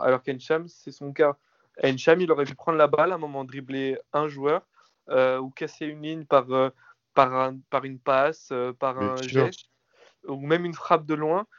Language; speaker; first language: French; native; French